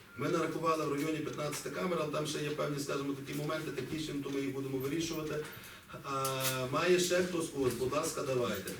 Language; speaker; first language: Ukrainian; native; Ukrainian